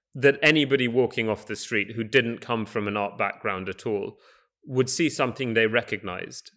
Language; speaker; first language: English; native; English